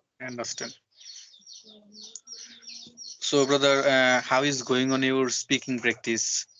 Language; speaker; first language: English; non-native, learner; Bangla